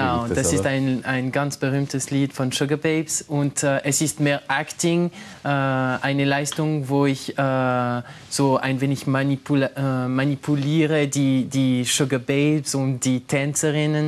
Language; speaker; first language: German; non-native, local second language; French